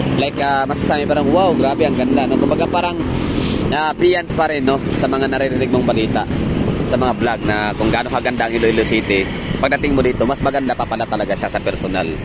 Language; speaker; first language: Filipino; non-native, local second language; Cebuano